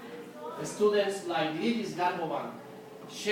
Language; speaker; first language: English; non-native, fluent; Spanish